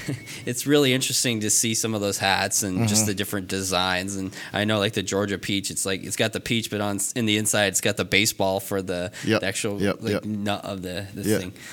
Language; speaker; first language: English; native; English